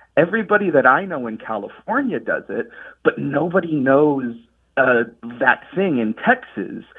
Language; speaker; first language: English; native; English